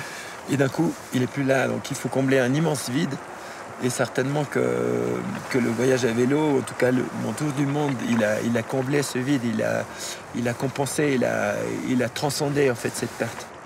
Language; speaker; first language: French; native; French